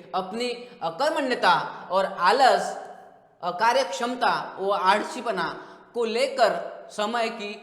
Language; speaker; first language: Hindi; non-native, local second language; Marathi